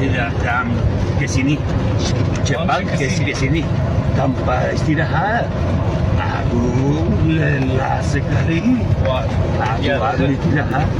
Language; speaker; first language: Indonesian; non-native, learner; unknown